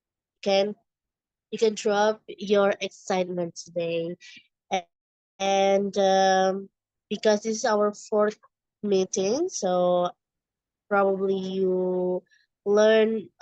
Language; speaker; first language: English; non-native, fluent; Indonesian